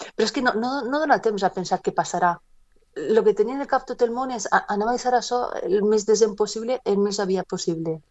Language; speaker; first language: Catalan; non-native, local second language; Spanish